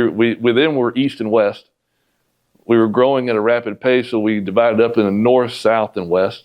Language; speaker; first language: English; native; English